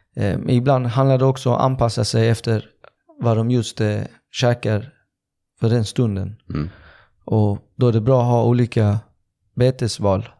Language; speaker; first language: Swedish; early bilingual, other home language; Persian